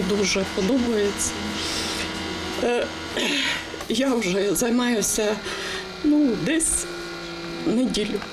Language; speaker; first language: Ukrainian; non-native, local second language; Russian